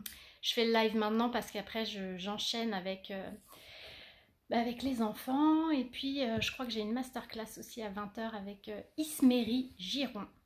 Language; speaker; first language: French; native; French